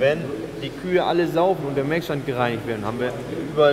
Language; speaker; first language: German; native; German